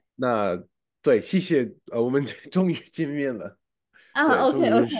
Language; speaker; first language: Chinese; non-native, fluent; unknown